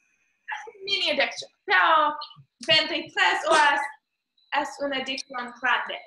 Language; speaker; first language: Spanish; non-native, learner; English